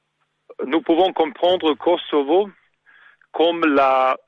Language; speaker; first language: French; non-native, learner; Serbian